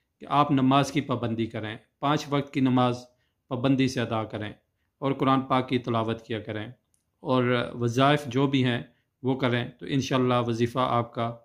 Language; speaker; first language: Urdu; native; Urdu